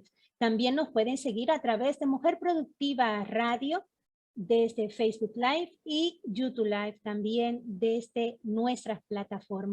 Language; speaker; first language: Spanish; native; Spanish